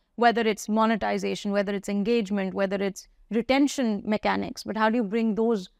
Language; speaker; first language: English; non-native, local second language; Hindi